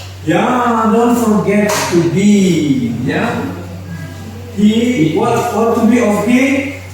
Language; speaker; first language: English; non-native, fluent; Indonesian